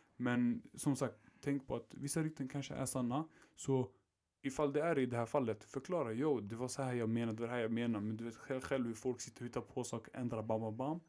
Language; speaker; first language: Swedish; early bilingual, other home language; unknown